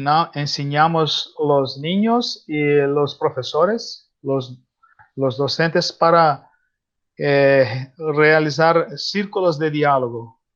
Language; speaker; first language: Spanish; non-native, learner; Portuguese